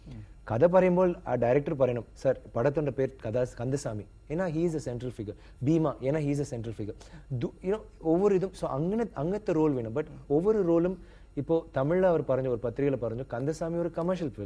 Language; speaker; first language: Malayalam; non-native, learner; Tamil